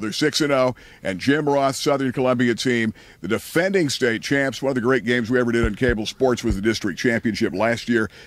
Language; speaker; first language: English; native; English